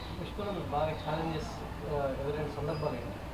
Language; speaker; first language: Telugu; native; Telugu